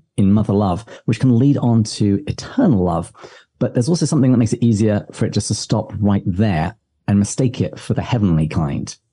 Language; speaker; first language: English; native; English